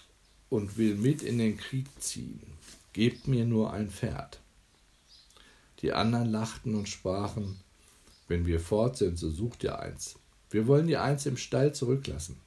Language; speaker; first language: German; native; German